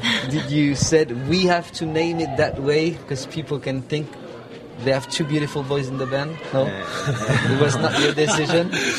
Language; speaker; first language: English; non-native, fluent; French